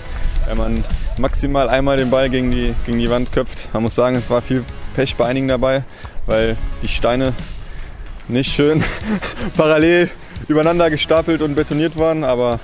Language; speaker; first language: German; native; German